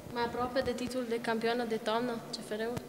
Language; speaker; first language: Romanian; native; Romanian